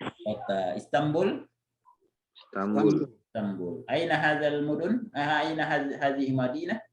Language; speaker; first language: Arabic; non-native, fluent; Indonesian